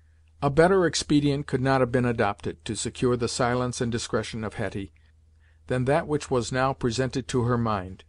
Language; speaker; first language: English; native; English